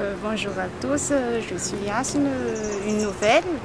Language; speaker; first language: French; non-native, local second language; Malagasy